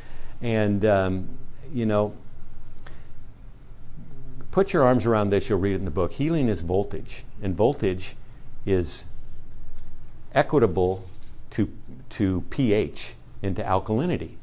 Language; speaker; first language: English; native; English